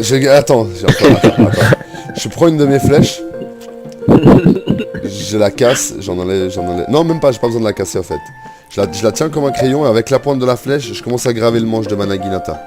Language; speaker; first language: French; native; French